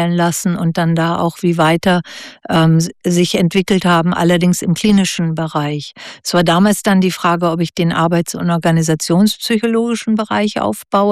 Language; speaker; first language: German; native; German